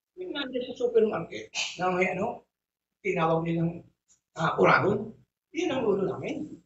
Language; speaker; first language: Filipino; non-native, local second language; Bikol